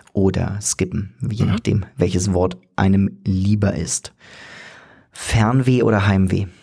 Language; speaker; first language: German; native; German